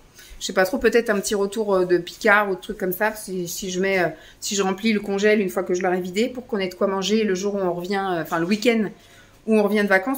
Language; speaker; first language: French; native; French